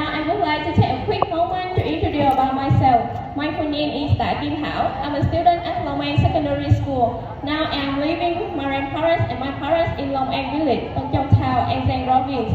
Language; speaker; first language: English; non-native, learner; Vietnamese